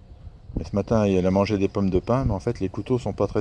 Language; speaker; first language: French; native; French